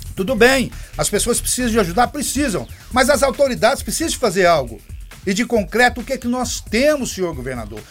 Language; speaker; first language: Portuguese; native; Portuguese